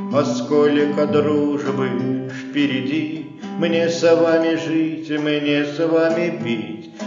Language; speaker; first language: Russian; non-native, local second language; Azerbaijani